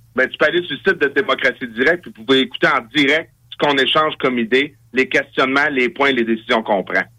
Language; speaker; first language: French; native; French